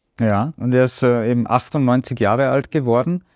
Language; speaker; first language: German; native; German